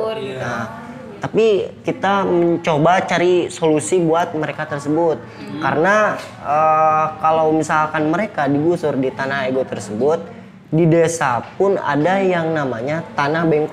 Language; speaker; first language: Indonesian; native; Indonesian